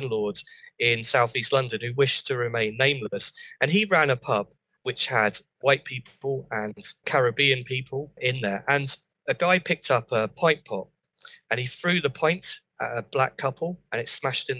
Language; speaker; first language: English; native; English